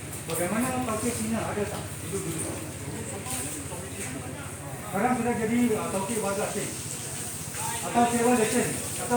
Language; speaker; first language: Malay; native; Malay